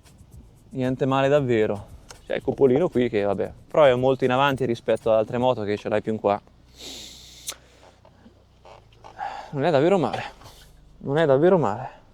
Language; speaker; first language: Italian; native; Italian